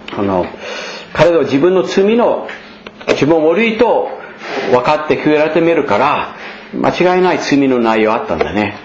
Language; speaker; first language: Japanese; non-native, fluent; English